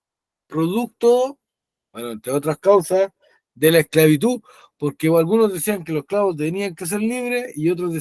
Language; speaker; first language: Spanish; native; Spanish